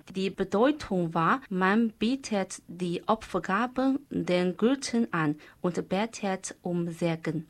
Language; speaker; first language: German; non-native, learner; Chinese